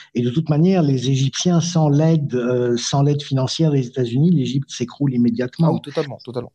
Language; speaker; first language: French; non-native, local second language; Arabic